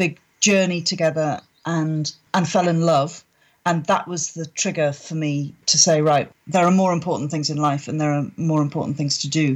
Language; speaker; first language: English; native; English